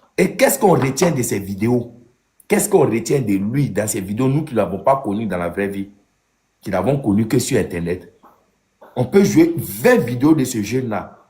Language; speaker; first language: French; non-native, local second language; Dyula